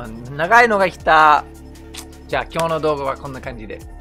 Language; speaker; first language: Japanese; non-native, fluent; English